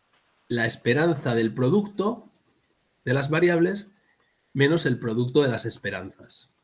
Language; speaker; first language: Spanish; native; Spanish